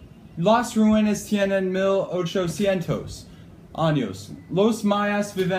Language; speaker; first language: Spanish; non-native, learner; English